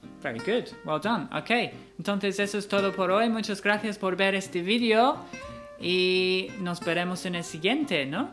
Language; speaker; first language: Spanish; non-native, fluent; English